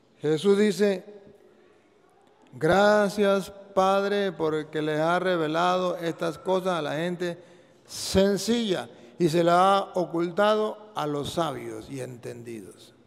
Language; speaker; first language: Spanish; native; Spanish